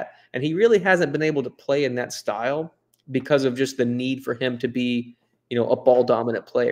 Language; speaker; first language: English; native; English